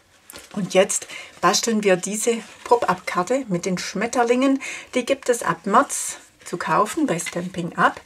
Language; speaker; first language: German; native; German